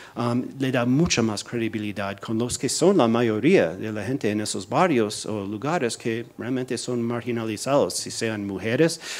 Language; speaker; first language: Spanish; non-native, fluent; English